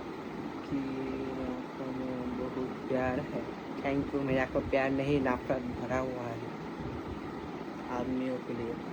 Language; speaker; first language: Hindi; non-native, learner; Bangla